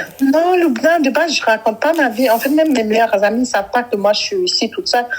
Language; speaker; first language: French; early bilingual, other home language; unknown